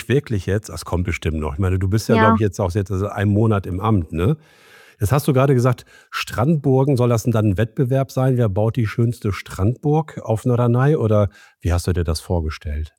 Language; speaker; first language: German; native; German